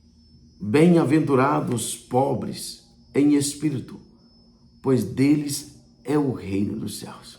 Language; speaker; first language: Portuguese; native; Portuguese